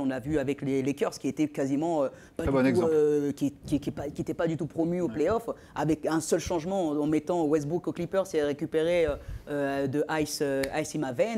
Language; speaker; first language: French; native; French